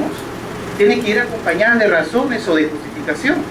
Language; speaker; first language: Spanish; native; Spanish